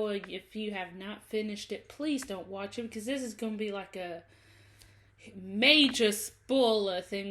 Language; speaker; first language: English; native; English